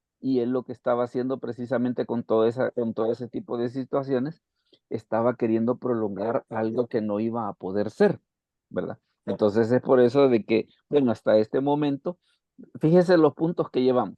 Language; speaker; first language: Spanish; native; Spanish